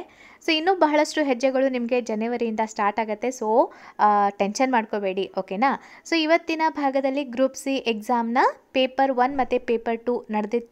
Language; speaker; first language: Kannada; native; Kannada